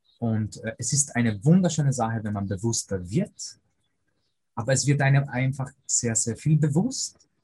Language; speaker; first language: German; early bilingual, other home language; Polish